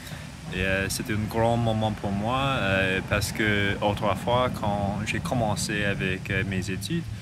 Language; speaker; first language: French; non-native, learner; English